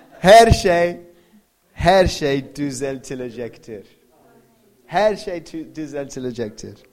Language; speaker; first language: Turkish; non-native, fluent; English